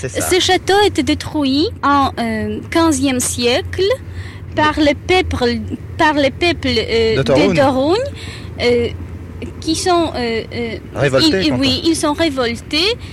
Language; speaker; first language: French; non-native, learner; Polish